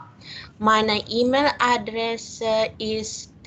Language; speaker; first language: German; non-native, learner; Indonesian